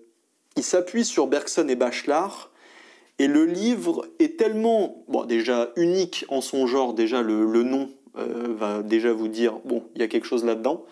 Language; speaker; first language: French; native; French